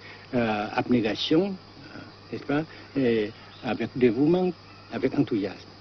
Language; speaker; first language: French; non-native, fluent; Vietnamese